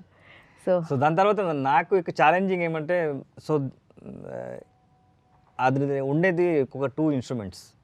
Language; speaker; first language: Telugu; non-native, learner; Kannada